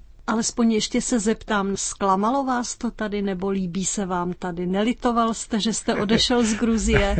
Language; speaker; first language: Czech; native; Czech